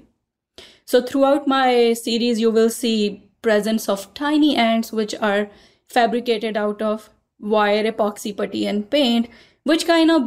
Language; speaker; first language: English; non-native, local second language; Urdu